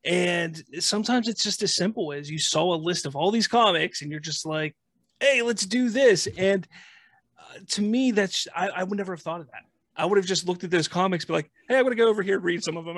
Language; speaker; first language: English; native; English